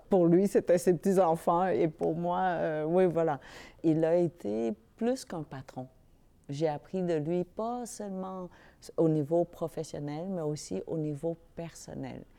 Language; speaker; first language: French; early bilingual, other home language; Vietnamese